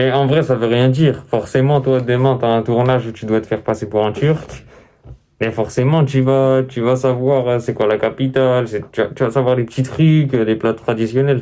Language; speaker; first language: French; native; French